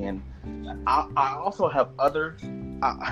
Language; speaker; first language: English; native; English